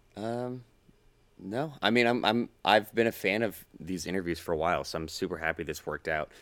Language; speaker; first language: English; native; English